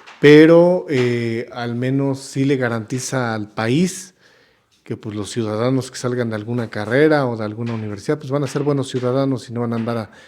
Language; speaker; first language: Spanish; native; Spanish